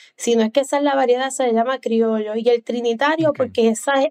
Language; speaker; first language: Spanish; native; Spanish